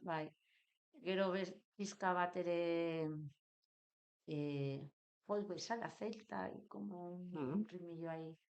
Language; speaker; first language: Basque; non-native, local second language; Spanish